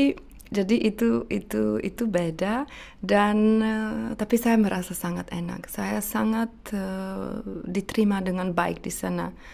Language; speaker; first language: Indonesian; non-native, fluent; Czech